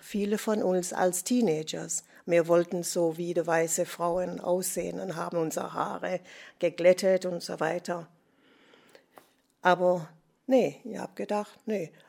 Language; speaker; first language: German; non-native, fluent; English